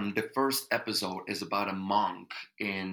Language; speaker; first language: English; non-native, fluent; Dutch